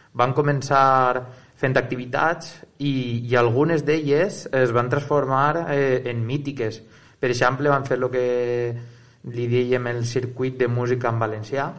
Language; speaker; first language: Catalan; native; Catalan